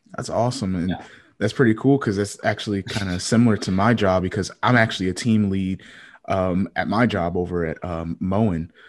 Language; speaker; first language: English; native; English